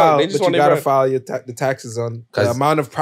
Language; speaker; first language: English; native; English